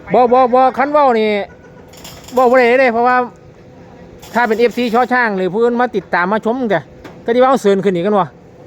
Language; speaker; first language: Thai; non-native, local second language; Lao